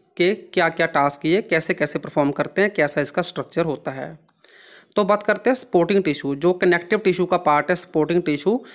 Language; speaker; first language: Hindi; non-native, local second language; Punjabi